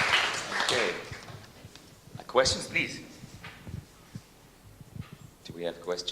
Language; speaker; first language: English; non-native, fluent; Russian